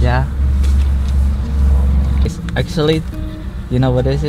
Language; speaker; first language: English; non-native, learner; Javanese